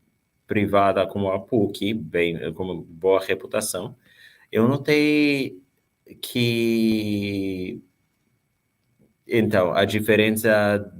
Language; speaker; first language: Portuguese; non-native, fluent; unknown